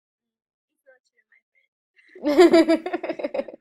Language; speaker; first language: English; non-native, learner; Japanese